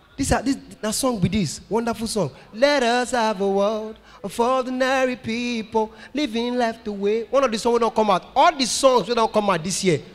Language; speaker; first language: Nigerian Pidgin; native; Nigerian Pidgin